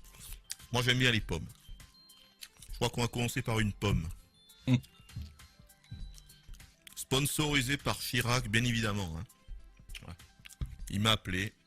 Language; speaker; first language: French; native; French